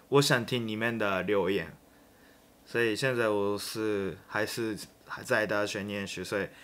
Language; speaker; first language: Chinese; non-native, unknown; Japanese